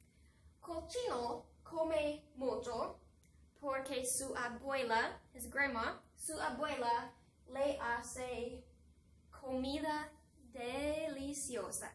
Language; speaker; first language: Spanish; non-native, fluent; English